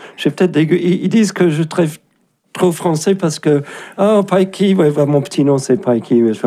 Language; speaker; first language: French; non-native, fluent; English